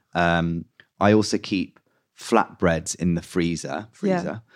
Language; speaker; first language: English; native; English